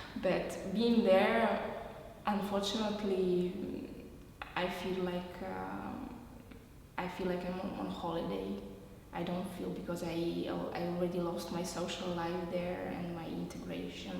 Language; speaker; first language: English; non-native, fluent; Russian